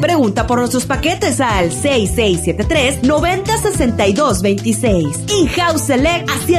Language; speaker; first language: Spanish; native; Spanish